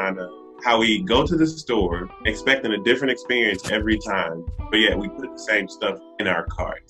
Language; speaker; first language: English; native; English